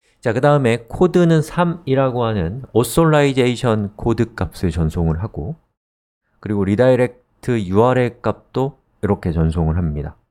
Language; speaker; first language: Korean; native; Korean